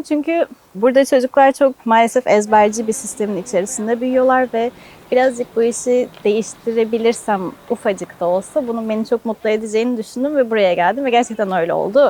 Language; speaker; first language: Turkish; native; Turkish